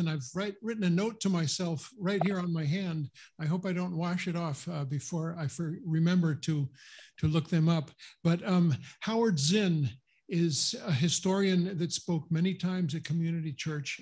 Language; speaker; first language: English; native; English